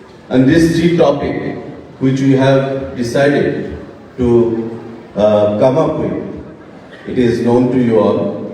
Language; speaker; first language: English; non-native, local second language; Bangla